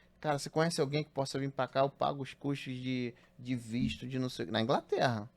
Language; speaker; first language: Portuguese; native; Portuguese